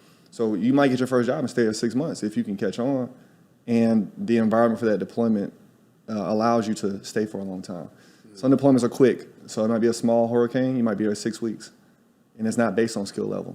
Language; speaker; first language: English; native; English